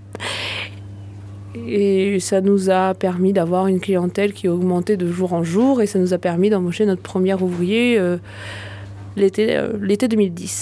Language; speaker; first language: French; native; French